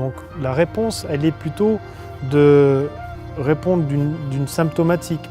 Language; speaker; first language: French; native; French